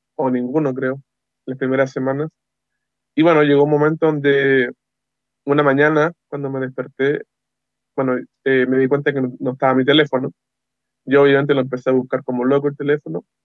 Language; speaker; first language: Spanish; native; Spanish